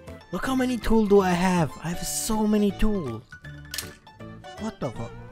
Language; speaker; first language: English; non-native, fluent; Italian